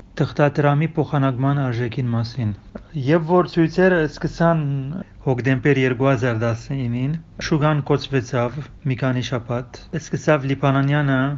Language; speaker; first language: Armenian; early bilingual, heritage; Armenian